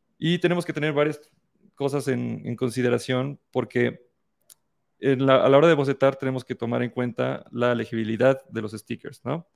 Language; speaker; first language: Spanish; native; Spanish